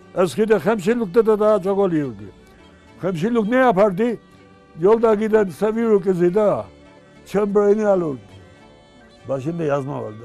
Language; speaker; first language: Turkish; non-native, local second language; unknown